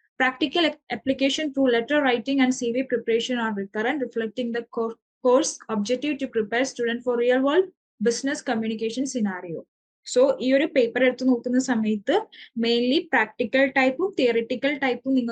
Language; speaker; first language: English; non-native, local second language; Malayalam